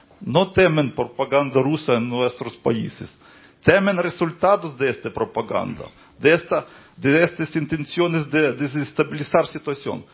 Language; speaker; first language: Portuguese; non-native, fluent; Ukrainian